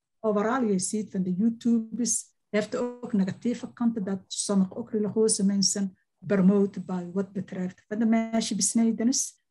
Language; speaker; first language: Dutch; non-native, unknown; Somali